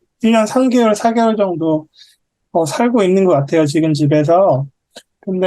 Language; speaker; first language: Korean; native; Korean